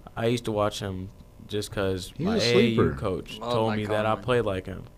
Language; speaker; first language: English; native; English